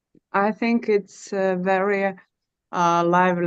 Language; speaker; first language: English; non-native, learner; Russian